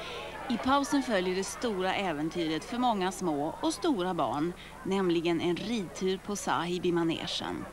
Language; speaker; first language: Swedish; native; Swedish